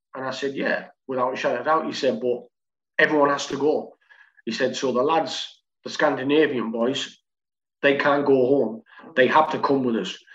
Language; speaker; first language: English; native; English